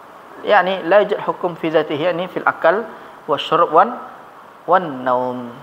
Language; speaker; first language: Arabic; non-native, fluent; Indonesian